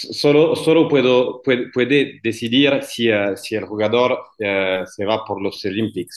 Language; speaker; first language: Spanish; non-native, fluent; French